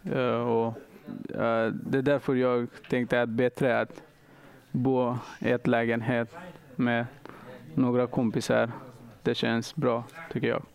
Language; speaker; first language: Swedish; non-native, learner; Persian